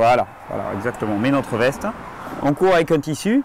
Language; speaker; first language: French; native; French